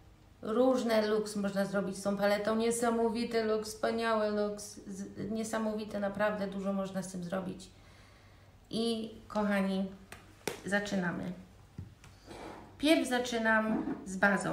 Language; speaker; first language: Polish; early bilingual, heritage; Polish